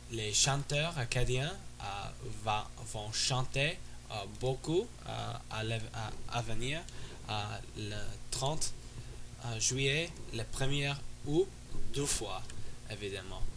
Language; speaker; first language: French; non-native, learner; English